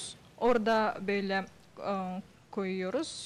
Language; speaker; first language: Turkish; non-native, learner; Yakut